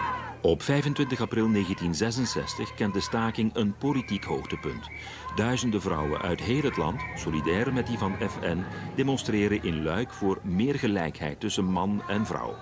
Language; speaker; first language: Dutch; native; Dutch